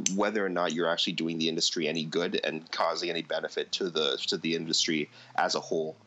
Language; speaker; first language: English; native; English